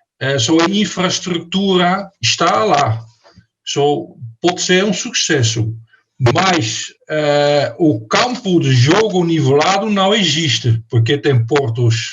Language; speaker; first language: Portuguese; non-native, fluent; Dutch